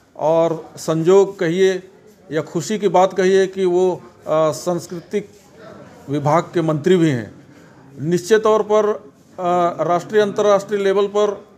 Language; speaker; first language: Hindi; non-native, local second language; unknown